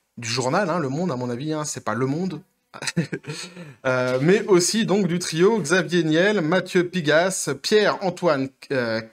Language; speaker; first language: French; native; French